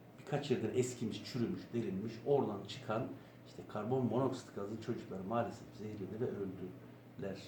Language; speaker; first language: Turkish; native; Turkish